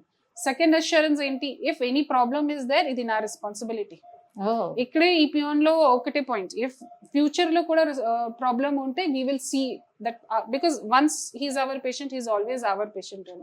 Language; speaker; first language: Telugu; non-native, local second language; Hindi